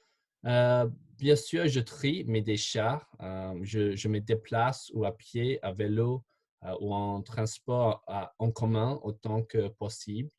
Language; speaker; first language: French; non-native, fluent; English